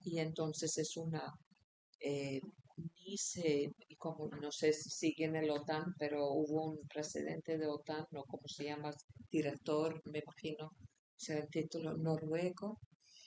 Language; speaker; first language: Spanish; non-native, fluent; Icelandic